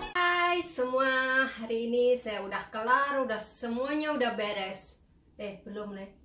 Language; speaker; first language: Indonesian; native; Indonesian